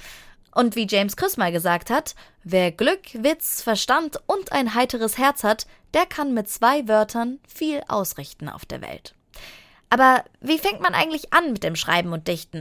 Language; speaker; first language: German; native; German